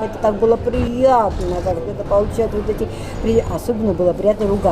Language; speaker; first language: Russian; non-native, local second language; Georgian